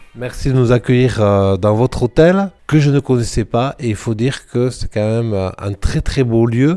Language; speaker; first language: French; native; French